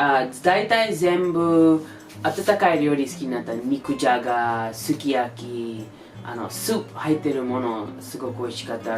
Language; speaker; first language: Japanese; non-native, learner; English